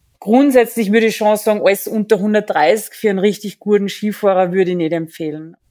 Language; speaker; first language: German; native; German